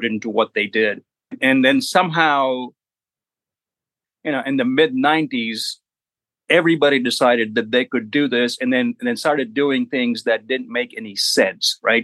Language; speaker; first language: English; non-native, local second language; Gujarati